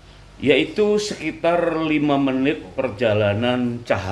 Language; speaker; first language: Indonesian; native; Indonesian